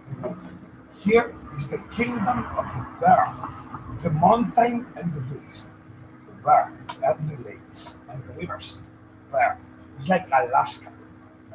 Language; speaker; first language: English; non-native, learner; Italian